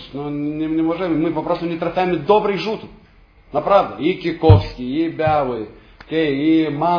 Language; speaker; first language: Polish; non-native, fluent; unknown